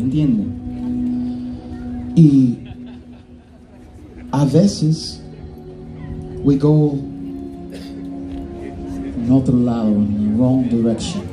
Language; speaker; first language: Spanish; non-native, learner; English